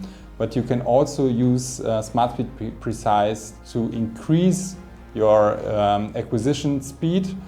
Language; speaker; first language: English; non-native, fluent; German